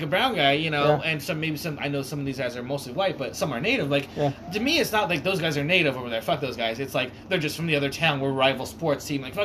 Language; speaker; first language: English; native; English